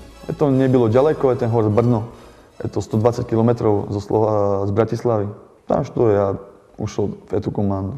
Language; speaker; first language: Russian; non-native, learner; Slovak